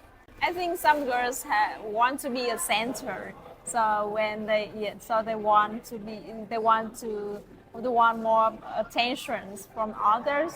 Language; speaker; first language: English; non-native, learner; Vietnamese